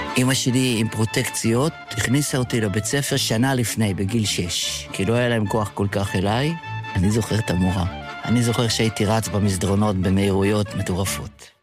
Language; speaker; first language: Hebrew; early bilingual, other home language; Yiddish